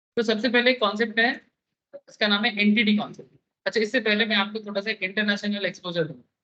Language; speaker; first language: Hindi; non-native, local second language; Bangla